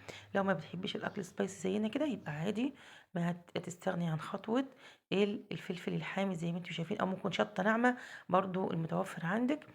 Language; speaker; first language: Arabic; native; Arabic